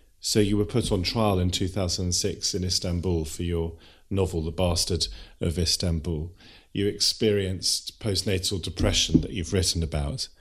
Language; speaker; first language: English; native; English